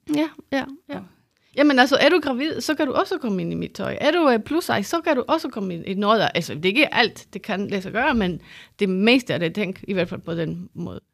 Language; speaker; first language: Danish; non-native, fluent; Spanish